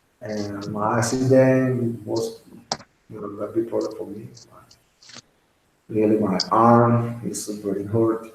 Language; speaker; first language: English; non-native, learner; Spanish